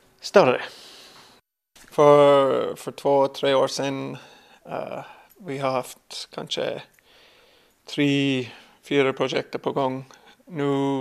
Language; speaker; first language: Swedish; non-native, learner; English